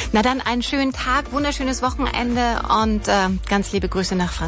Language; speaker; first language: German; native; German